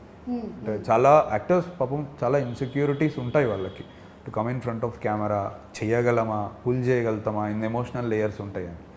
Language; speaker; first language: Telugu; native; Telugu